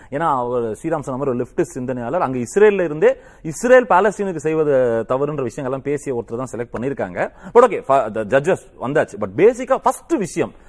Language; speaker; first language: Tamil; native; Tamil